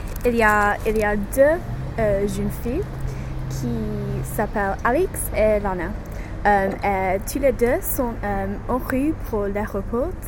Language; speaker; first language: French; non-native, learner; English